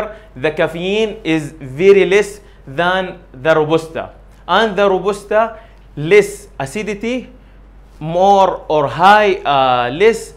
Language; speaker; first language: English; non-native, learner; Arabic